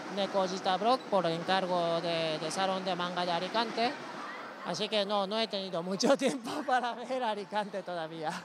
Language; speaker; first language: Spanish; non-native, fluent; Japanese